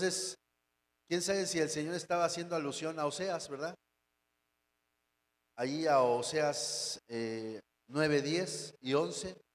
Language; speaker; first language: Spanish; native; Spanish